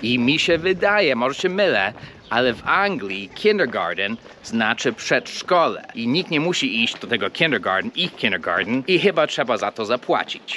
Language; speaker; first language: Polish; early bilingual, heritage; English